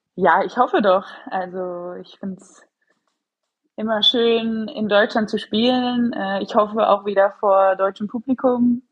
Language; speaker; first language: German; native; German